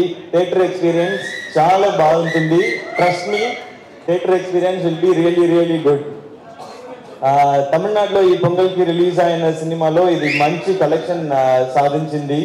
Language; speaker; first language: Telugu; non-native, learner; Tamil